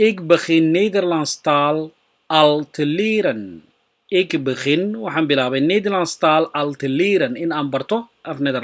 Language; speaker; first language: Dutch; non-native, fluent; Somali